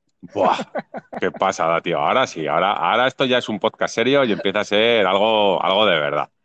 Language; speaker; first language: Spanish; native; Spanish